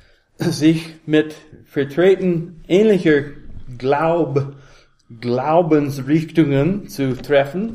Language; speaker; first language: German; non-native, learner; English